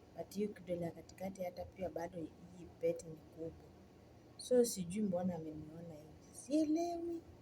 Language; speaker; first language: Swahili; native; Swahili